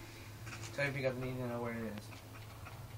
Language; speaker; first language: English; native; English